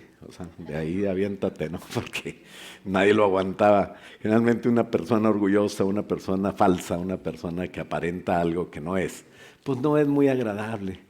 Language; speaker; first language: Spanish; native; Spanish